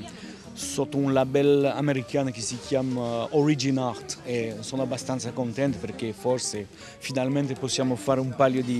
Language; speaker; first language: Italian; early bilingual, heritage; French